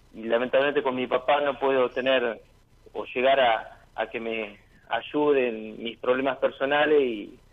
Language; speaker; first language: Spanish; native; Spanish